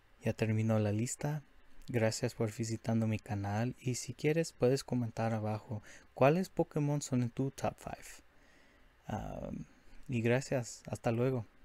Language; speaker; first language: Spanish; early bilingual, heritage; English